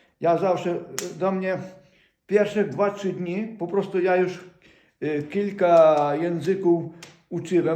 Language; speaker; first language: Polish; non-native, fluent; Ukrainian